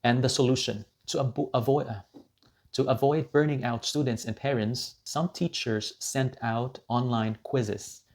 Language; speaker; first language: English; non-native, local second language; Filipino